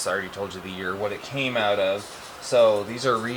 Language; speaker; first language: English; native; English